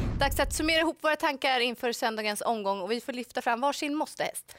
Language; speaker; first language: Swedish; native; Swedish